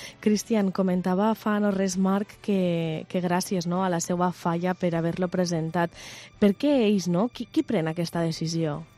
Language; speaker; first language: Catalan; native; Catalan